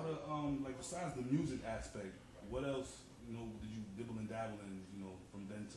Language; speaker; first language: English; native; English